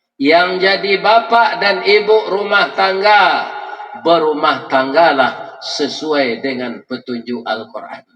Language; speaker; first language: Malay; non-native, local second language; Minangkabau